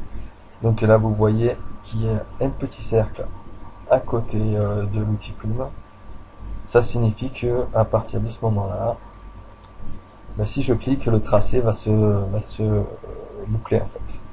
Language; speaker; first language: French; native; French